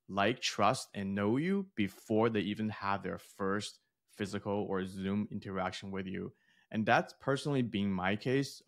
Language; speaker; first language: English; early bilingual, other home language; Chinese